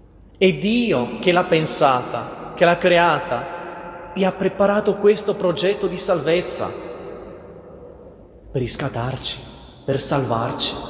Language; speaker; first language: Italian; non-native, fluent; Portuguese